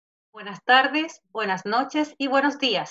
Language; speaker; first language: Spanish; native; Spanish